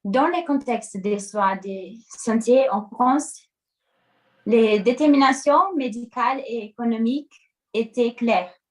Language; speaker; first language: French; non-native, learner; Portuguese